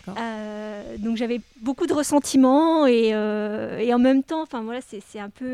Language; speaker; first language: French; native; French